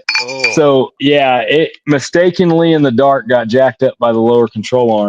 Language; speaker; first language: English; native; English